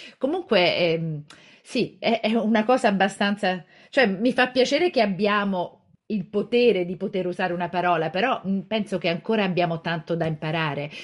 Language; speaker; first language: Italian; native; Italian